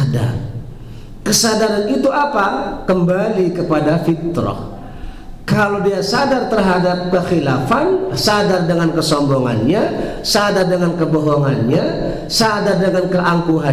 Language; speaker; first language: Indonesian; native; Indonesian